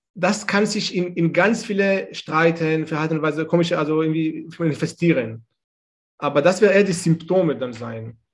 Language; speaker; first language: German; non-native, fluent; Hebrew